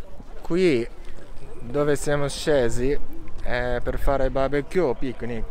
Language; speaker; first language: Italian; non-native, learner; Japanese